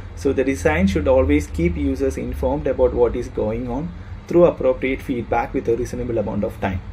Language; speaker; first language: English; non-native, local second language; Malayalam